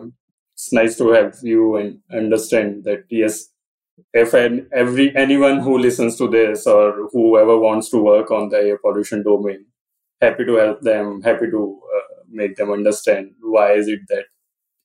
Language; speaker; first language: English; non-native, local second language; Hindi